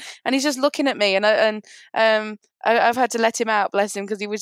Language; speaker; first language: English; native; English